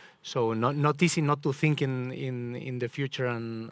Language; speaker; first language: English; non-native, fluent; Spanish